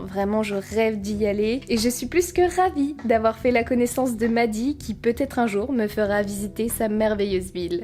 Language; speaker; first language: French; native; French